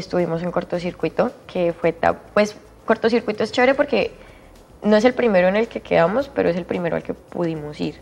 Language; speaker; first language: Spanish; native; Spanish